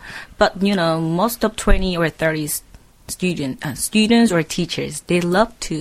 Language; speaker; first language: English; non-native, learner; Korean